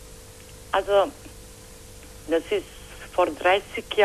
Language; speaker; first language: German; non-native, learner; Croatian